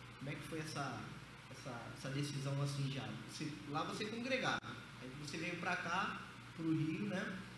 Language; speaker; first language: Portuguese; native; Portuguese